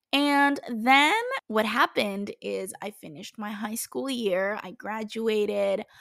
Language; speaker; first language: English; non-native, fluent; Italian